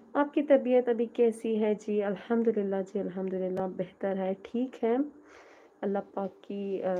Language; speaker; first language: Hindi; non-native, local second language; Urdu